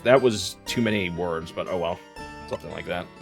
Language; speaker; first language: English; native; English